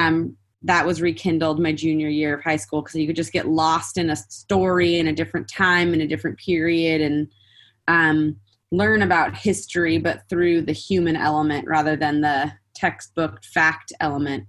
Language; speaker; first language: English; native; English